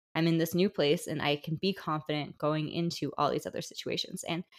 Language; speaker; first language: English; native; English